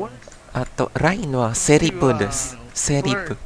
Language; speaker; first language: Japanese; non-native, learner; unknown